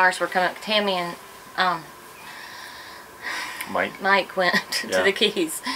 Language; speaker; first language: English; native; English